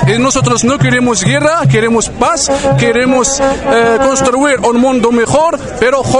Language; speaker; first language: Spanish; non-native, learner; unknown